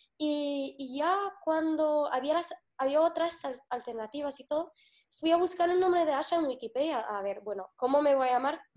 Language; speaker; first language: Spanish; non-native, fluent; Arabic